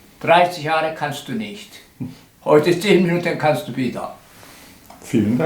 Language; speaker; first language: German; non-native, learner; Korean